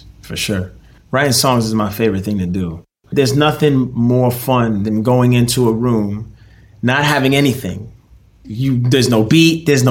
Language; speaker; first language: English; native; English